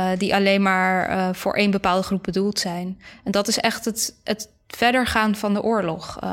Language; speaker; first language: Dutch; early bilingual, other home language; Bosnian